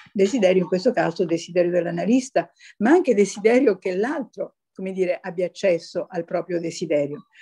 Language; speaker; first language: Italian; native; Italian